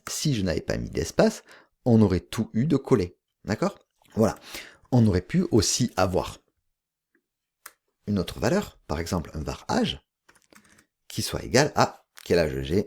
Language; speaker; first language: French; native; French